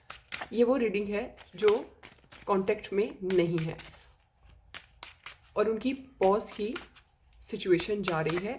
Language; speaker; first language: Hindi; native; Hindi